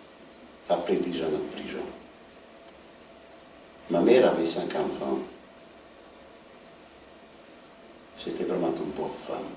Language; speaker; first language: French; non-native, learner; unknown